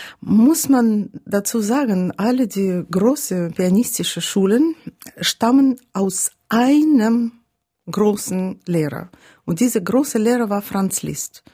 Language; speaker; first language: German; non-native, fluent; Russian